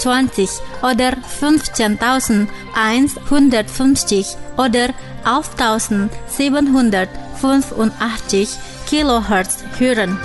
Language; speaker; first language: German; non-native, fluent; Indonesian